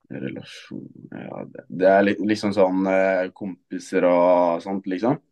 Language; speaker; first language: Norwegian; native; Norwegian